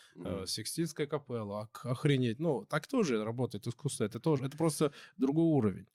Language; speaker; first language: Russian; native; Russian